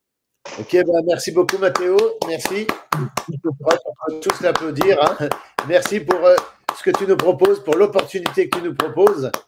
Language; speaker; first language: French; native; French